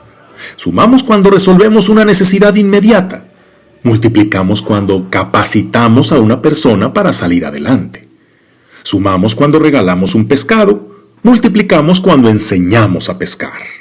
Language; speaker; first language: Spanish; native; Spanish